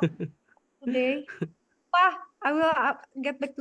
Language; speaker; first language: English; non-native, fluent; Indonesian